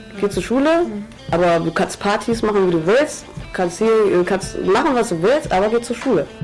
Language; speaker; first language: German; early bilingual, other home language; Tigrinya